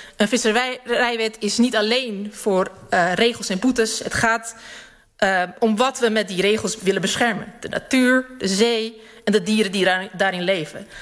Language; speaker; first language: Dutch; early bilingual, other home language; Serbian